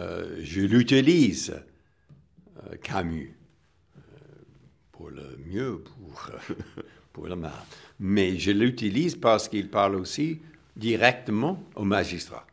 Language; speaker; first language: French; non-native, fluent; English